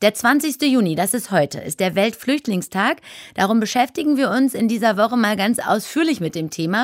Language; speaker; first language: German; native; German